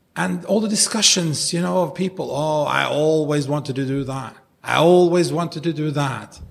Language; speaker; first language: English; non-native, fluent; Norwegian